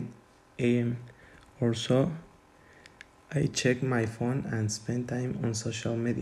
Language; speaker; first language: English; non-native, learner; Spanish